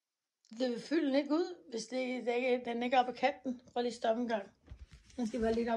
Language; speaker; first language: Danish; native; Danish